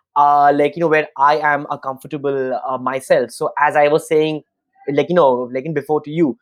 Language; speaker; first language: English; non-native, local second language; Bangla